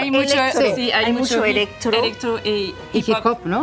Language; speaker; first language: Spanish; non-native, learner; French